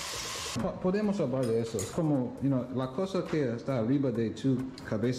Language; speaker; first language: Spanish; non-native, learner; English